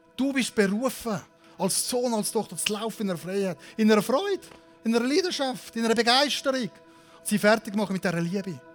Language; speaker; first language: German; native; German